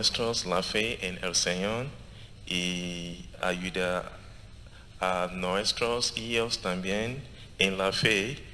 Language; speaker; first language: Spanish; non-native, learner; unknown